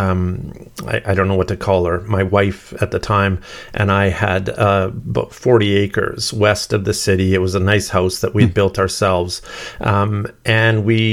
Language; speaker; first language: English; native; English